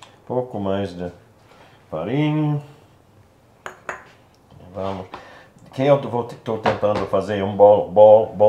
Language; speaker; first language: Portuguese; non-native, learner; English